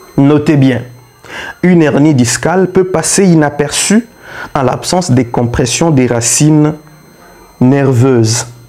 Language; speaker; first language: French; non-native, local second language; Luba-Lulua